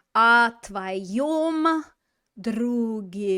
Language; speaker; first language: Russian; non-native, fluent; English